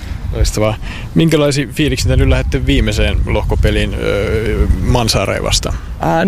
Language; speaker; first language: Finnish; native; Finnish